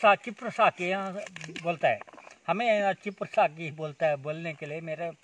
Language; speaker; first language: Hindi; non-native, local second language; Kannada